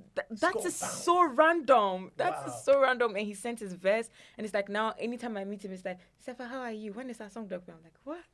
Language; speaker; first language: English; non-native, local second language; Ewe